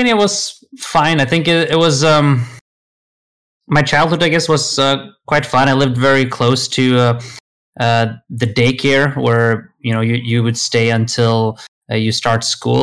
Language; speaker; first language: English; non-native, fluent; Swedish